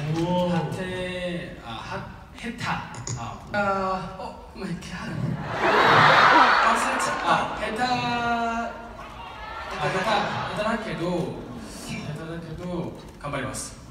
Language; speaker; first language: Japanese; non-native, learner; Korean